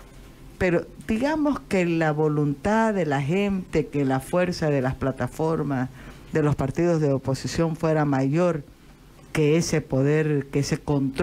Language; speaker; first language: Spanish; native; Spanish